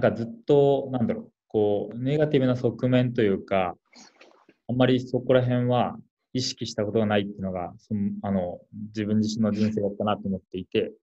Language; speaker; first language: Japanese; native; Japanese